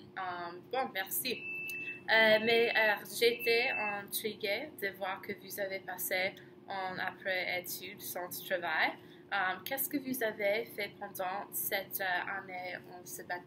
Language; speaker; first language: French; non-native, learner; English